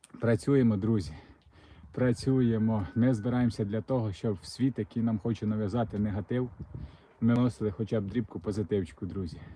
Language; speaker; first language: Ukrainian; non-native, local second language; Russian